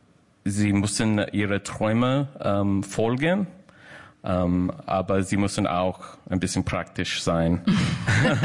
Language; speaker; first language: German; non-native, learner; English